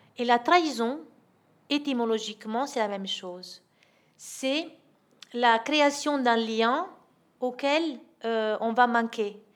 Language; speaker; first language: French; non-native, fluent; Italian